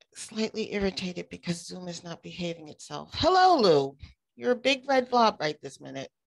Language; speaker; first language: English; native; English